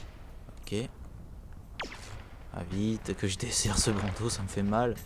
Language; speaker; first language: French; native; French